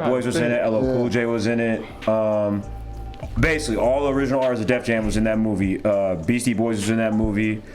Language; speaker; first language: English; native; English